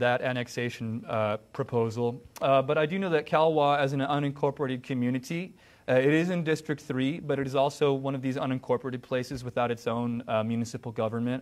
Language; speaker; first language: English; native; English